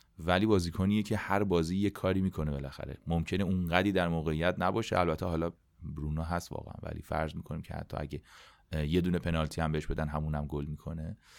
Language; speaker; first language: Persian; native; Persian